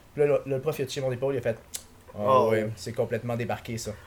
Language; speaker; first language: French; native; French